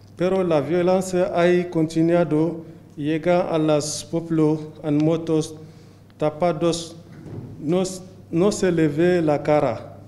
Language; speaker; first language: Spanish; non-native, learner; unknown